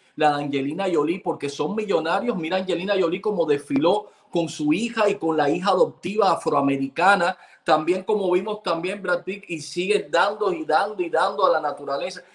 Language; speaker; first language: Spanish; native; Spanish